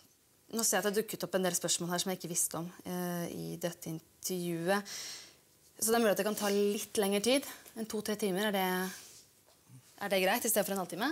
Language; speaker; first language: Norwegian; native; Norwegian